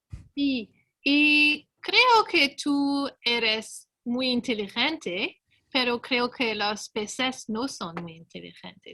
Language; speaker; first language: Spanish; non-native, learner; English